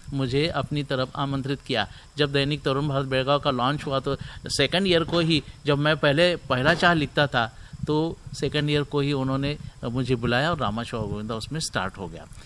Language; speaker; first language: Hindi; non-native, local second language; Marathi